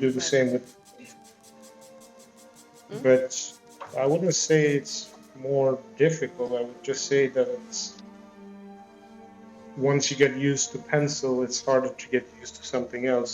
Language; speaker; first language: English; non-native, fluent; Romanian